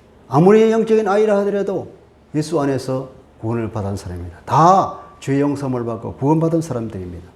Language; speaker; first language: Korean; native; Korean